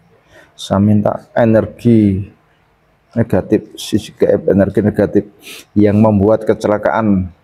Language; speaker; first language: Indonesian; native; Indonesian